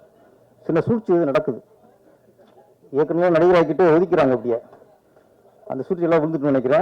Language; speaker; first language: Tamil; native; Tamil